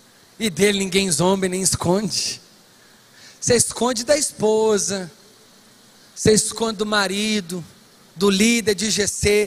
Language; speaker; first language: Portuguese; native; Portuguese